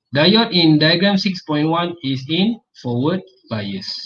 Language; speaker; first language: English; non-native, local second language; Malay